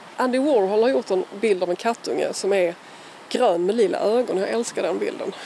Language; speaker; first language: Swedish; native; Swedish